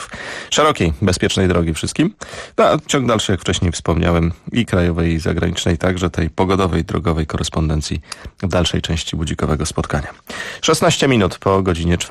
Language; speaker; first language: Polish; native; Polish